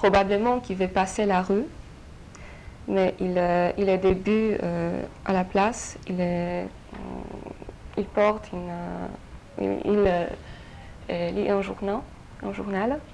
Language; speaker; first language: French; non-native, fluent; Polish